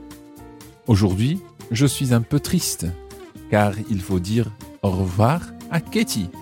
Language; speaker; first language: French; non-native, fluent; English